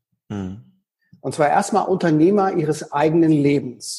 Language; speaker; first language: German; native; German